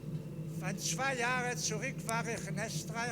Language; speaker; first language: German; non-native, learner; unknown